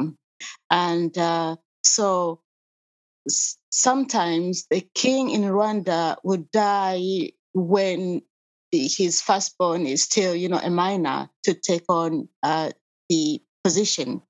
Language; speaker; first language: English; non-native, local second language; Kinyarwanda